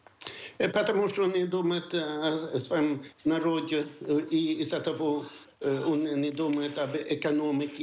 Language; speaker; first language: Russian; non-native, fluent; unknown